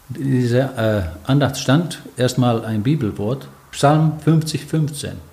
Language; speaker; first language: German; non-native, fluent; Finnish